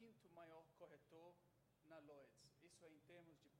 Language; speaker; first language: Portuguese; non-native, fluent; English